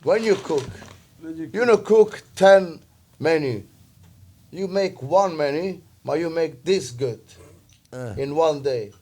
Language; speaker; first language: English; non-native, learner; Italian